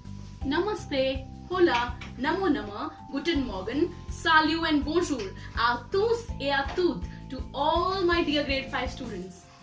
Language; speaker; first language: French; non-native, fluent; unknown